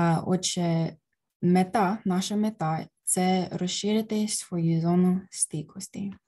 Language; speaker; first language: Ukrainian; early bilingual, heritage; Ukrainian